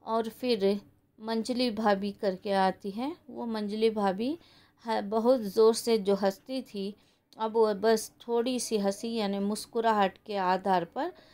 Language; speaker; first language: Hindi; non-native, local second language; Kannada